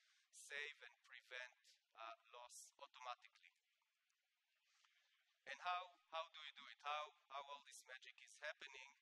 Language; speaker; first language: English; non-native, fluent; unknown